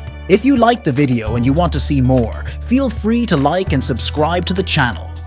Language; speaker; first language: English; non-native, fluent; Spanish